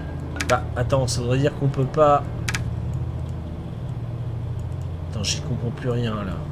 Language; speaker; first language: French; native; French